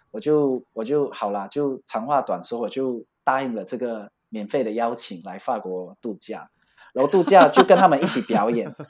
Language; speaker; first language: Chinese; native; Chinese